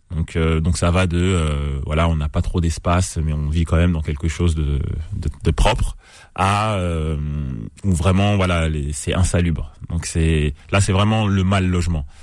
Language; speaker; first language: French; native; French